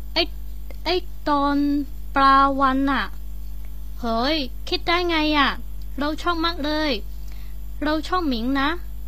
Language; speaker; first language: Thai; non-native, learner; Chinese